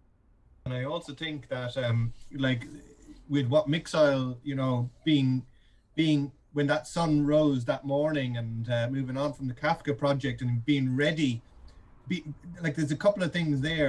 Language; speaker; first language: English; native; English